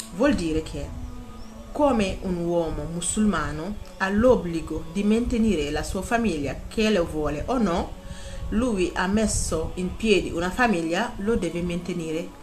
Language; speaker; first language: Italian; non-native, fluent; Wolof